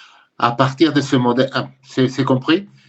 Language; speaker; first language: French; non-native, fluent; Spanish